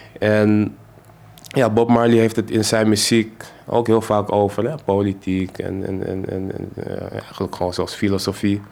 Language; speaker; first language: Dutch; native; Dutch